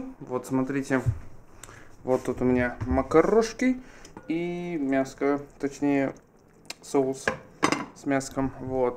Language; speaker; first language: Russian; native; Russian